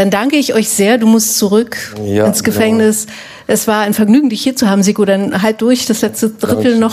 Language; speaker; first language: German; native; German